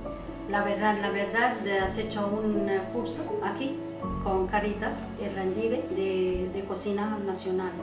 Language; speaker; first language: Spanish; non-native, local second language; Arabic